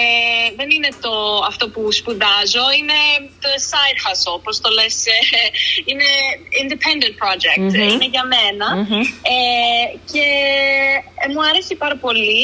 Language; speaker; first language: Greek; early bilingual, other home language; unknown